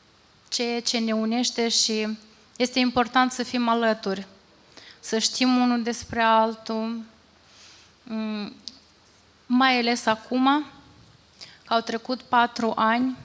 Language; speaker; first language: Romanian; non-native, fluent; Ukrainian